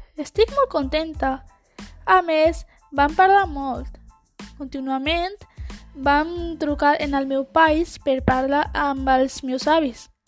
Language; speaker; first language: Catalan; non-native, learner; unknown